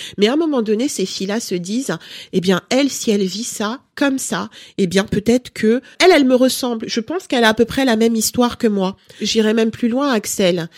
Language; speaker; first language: French; early bilingual, other home language; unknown